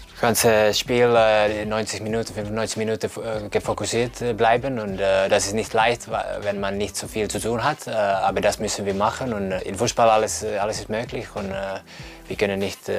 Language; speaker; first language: German; non-native, fluent; Finnish